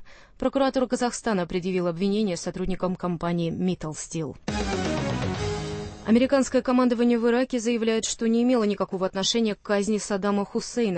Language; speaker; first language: Russian; native; Russian